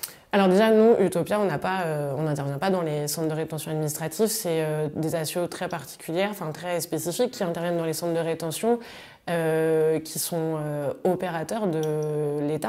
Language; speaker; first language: French; native; French